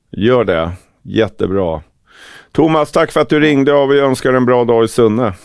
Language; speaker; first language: Swedish; native; Swedish